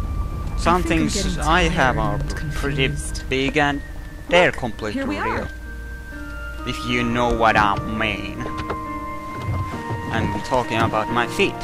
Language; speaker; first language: English; native; English